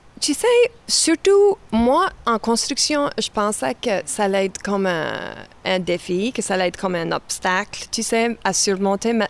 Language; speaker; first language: French; native; French